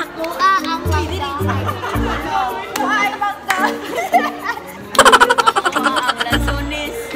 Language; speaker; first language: Filipino; non-native, local second language; Cebuano